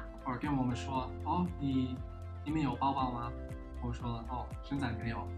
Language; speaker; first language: Chinese; non-native, learner; English